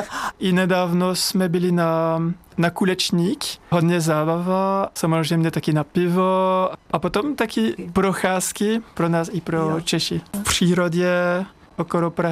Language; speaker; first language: Czech; non-native, learner; French